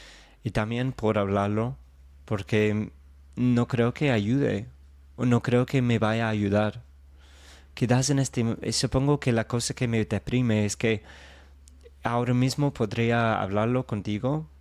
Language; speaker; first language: Spanish; non-native, fluent; English